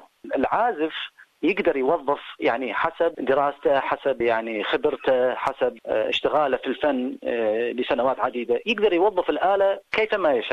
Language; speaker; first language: Arabic; native; Arabic